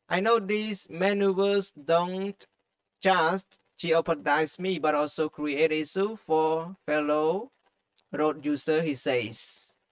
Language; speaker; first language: English; non-native, fluent; Khmer